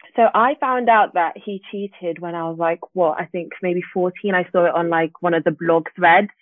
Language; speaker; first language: English; native; English